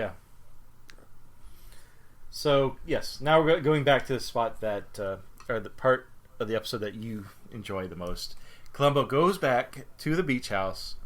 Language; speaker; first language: English; native; English